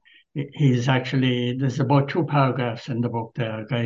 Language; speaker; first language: English; native; English